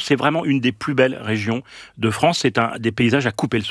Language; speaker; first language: French; native; French